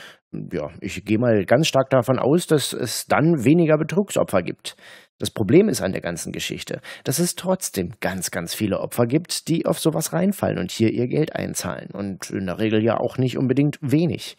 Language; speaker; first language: German; native; German